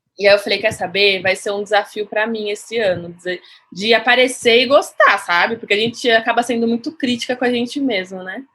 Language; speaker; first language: Portuguese; native; Portuguese